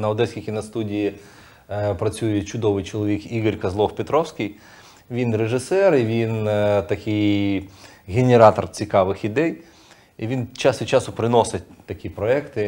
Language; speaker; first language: Ukrainian; non-native, local second language; Russian